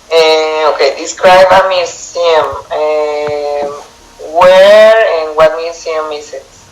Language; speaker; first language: English; non-native, fluent; Spanish